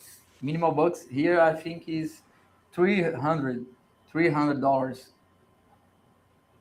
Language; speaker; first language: English; non-native, learner; Portuguese